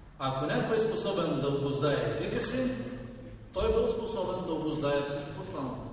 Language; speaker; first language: Bulgarian; native; Bulgarian